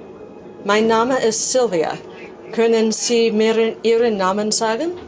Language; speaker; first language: German; non-native, learner; English